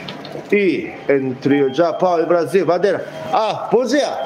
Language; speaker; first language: Portuguese; non-native, learner; Japanese